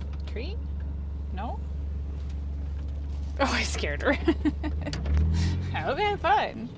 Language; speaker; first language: English; native; English